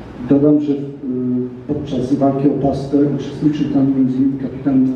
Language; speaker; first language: Polish; native; Polish